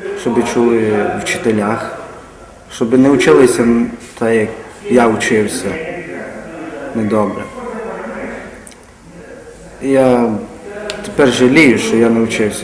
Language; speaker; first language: Ukrainian; non-native, local second language; Romany